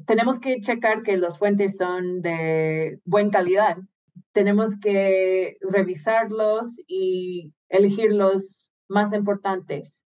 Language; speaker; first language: Spanish; non-native, fluent; English